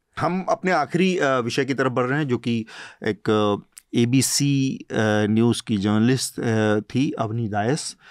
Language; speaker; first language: Hindi; native; Hindi